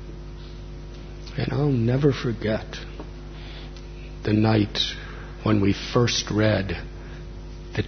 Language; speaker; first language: English; native; English